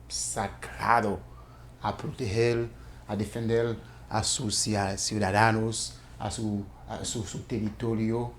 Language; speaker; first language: Spanish; non-native, fluent; Haitian Creole